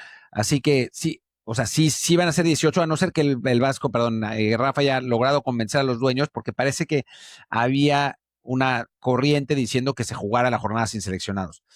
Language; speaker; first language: Spanish; native; Spanish